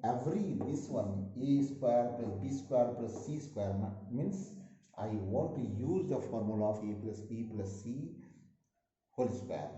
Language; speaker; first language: English; non-native, local second language; Hindi